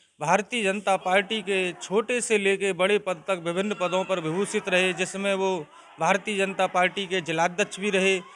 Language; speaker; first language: Hindi; native; Hindi